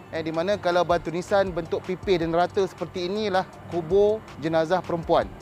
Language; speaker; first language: Malay; native; Malay